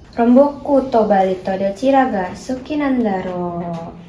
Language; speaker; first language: Japanese; non-native, learner; Indonesian